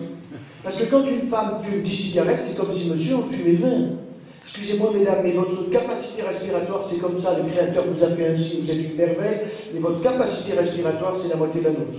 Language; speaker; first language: French; native; French